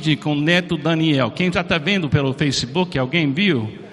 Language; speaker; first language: Portuguese; non-native, fluent; English